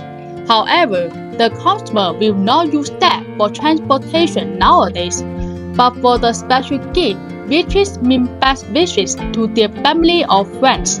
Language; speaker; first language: English; non-native, learner; Chinese